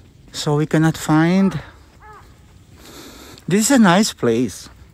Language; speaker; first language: English; non-native, local second language; Filipino